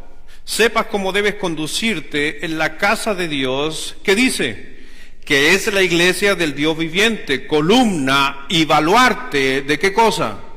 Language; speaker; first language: Spanish; native; Spanish